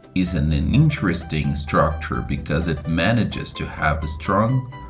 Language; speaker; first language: English; non-native, fluent; Portuguese